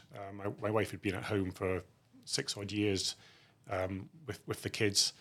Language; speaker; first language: English; native; English